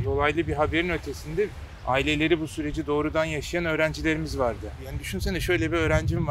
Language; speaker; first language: Turkish; native; Turkish